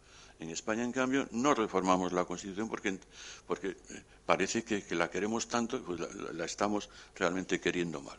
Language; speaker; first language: Spanish; native; Spanish